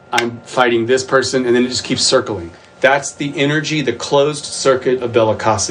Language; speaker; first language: English; native; English